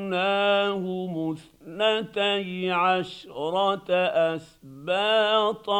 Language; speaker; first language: Arabic; native; Arabic